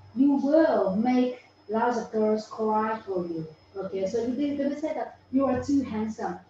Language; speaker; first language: English; non-native, fluent; Vietnamese